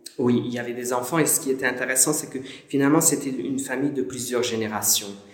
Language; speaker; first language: French; non-native, fluent; Hungarian